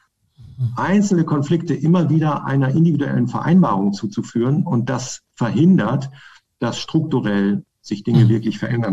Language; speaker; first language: German; native; German